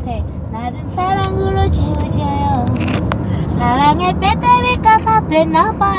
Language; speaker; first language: Korean; non-native, fluent; Vietnamese